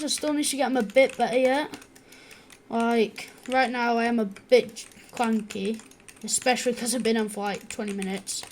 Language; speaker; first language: English; native; English